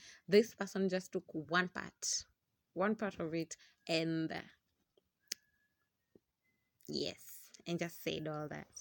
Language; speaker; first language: English; non-native, local second language; Swahili